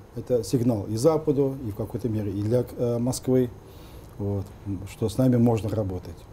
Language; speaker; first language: Russian; non-native, local second language; Uzbek